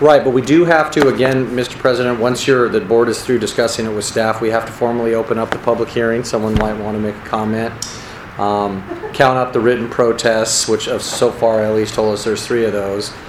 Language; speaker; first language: English; native; English